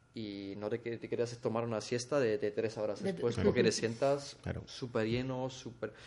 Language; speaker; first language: Spanish; non-native, fluent; German